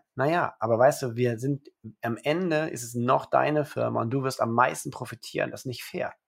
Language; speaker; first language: German; native; German